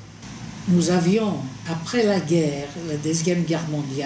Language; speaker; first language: French; non-native, fluent; Greek